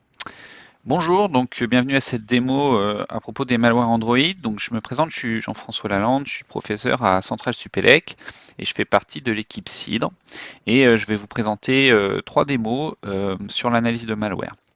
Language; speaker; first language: French; native; French